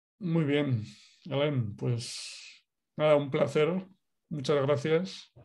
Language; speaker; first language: Spanish; native; Spanish